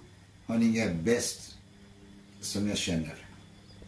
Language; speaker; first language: Norwegian; non-native, fluent; Arabic